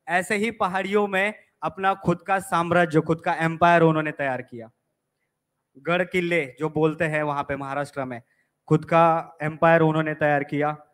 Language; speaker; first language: Hindi; non-native, local second language; Marathi